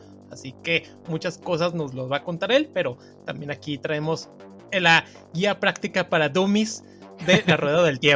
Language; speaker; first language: Spanish; native; Spanish